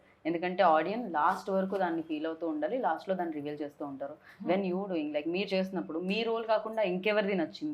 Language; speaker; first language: Telugu; native; Telugu